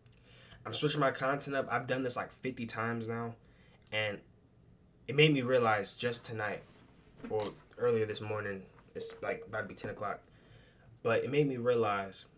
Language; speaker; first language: English; native; English